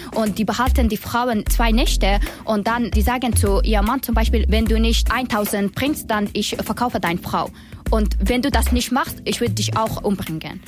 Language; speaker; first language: German; non-native, learner; Persian